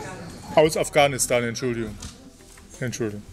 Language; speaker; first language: German; native; German